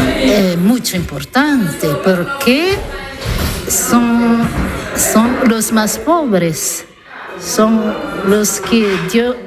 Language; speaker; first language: Spanish; non-native, learner; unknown